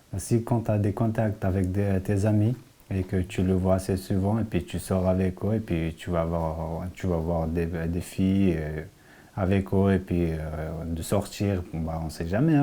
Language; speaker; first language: French; non-native, fluent; Persian